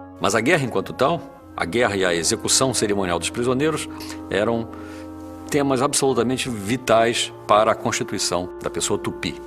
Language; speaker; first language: Portuguese; native; Portuguese